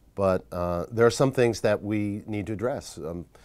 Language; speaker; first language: English; native; English